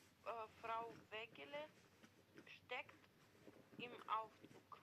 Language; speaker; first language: German; non-native, learner; Macedonian